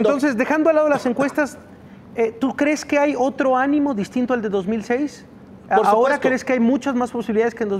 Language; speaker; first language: Spanish; native; Spanish